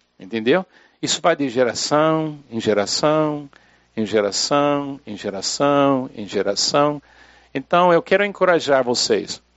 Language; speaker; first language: Portuguese; non-native, fluent; English